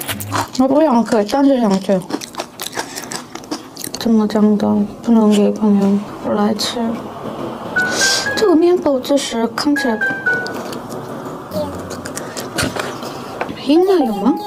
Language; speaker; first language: Chinese; non-native, learner; Korean